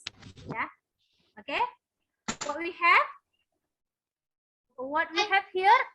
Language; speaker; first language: English; non-native, learner; Indonesian